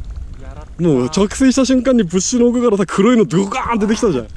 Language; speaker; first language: Japanese; native; Japanese